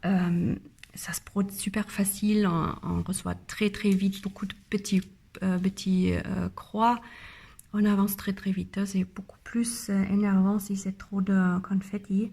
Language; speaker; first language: French; non-native, learner; German